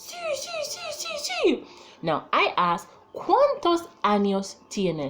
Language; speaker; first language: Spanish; non-native, fluent; English